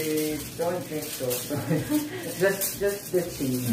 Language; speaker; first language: English; non-native, local second language; Filipino